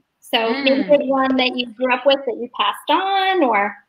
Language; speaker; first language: English; native; English